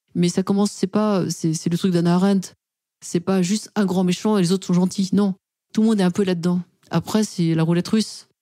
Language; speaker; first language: French; native; French